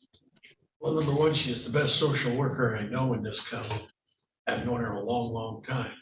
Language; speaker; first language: English; native; English